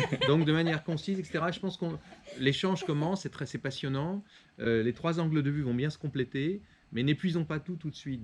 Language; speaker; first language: French; native; French